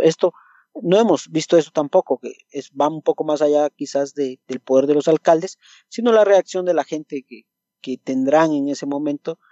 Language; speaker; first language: Spanish; native; Spanish